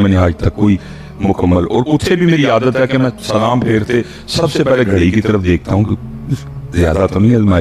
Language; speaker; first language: Hindi; non-native, local second language; Punjabi